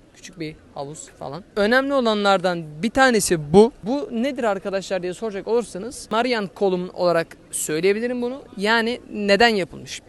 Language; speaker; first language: Turkish; native; Turkish